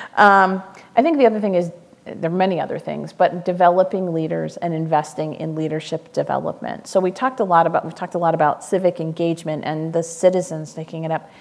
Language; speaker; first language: English; native; English